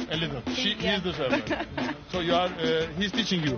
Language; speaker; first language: English; non-native, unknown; Turkish